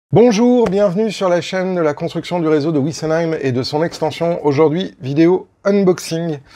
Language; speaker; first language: French; native; French